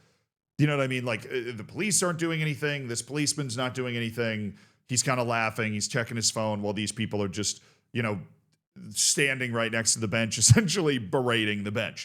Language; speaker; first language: English; native; English